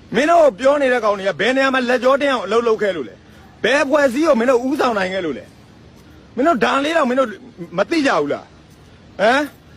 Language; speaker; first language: Burmese; native; Burmese